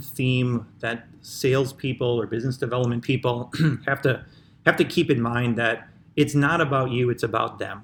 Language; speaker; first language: English; native; English